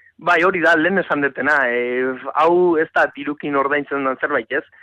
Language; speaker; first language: Basque; native; Basque